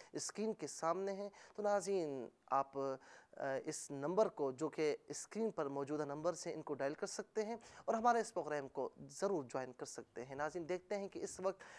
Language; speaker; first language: Urdu; native; Urdu